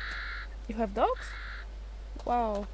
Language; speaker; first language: English; non-native, fluent; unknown